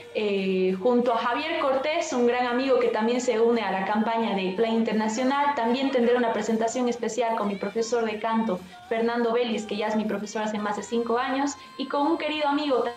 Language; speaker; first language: Spanish; native; Spanish